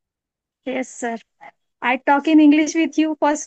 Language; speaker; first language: English; non-native, learner; Marathi